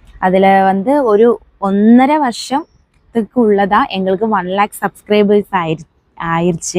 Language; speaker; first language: Tamil; non-native, learner; Malayalam